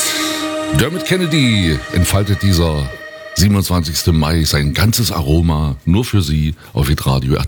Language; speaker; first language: German; native; German